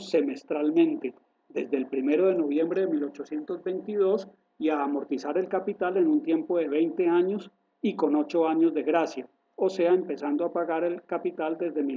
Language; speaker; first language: Spanish; native; Spanish